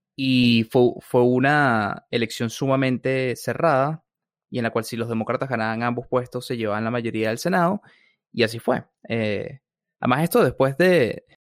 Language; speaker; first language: Spanish; native; Spanish